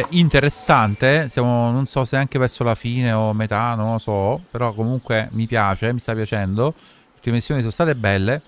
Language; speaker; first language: Italian; native; Italian